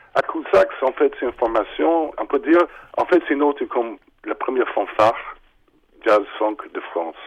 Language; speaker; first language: French; non-native, fluent; English